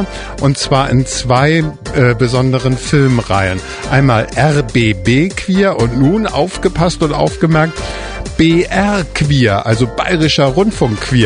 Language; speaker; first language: German; native; German